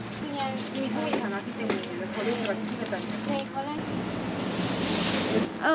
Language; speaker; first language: Korean; non-native, learner; Vietnamese